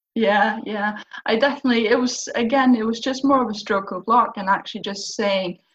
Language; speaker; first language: English; non-native, fluent; Faroese